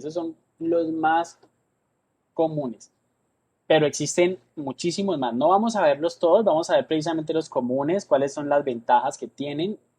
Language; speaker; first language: Spanish; native; Spanish